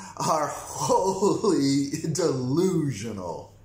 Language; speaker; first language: English; native; English